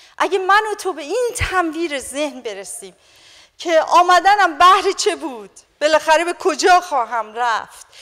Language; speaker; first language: Persian; native; Persian